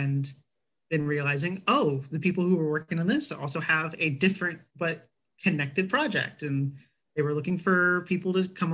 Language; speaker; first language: English; native; English